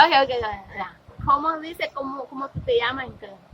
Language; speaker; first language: Spanish; non-native, fluent; Haitian Creole